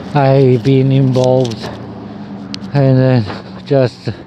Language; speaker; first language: English; non-native, learner; Korean